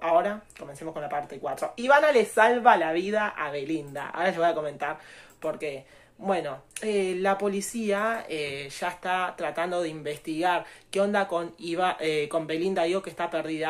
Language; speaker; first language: Spanish; native; Spanish